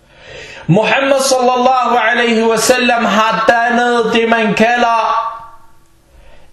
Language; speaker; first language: Danish; non-native, fluent; Arabic